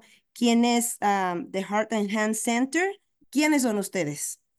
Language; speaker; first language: Spanish; native; Spanish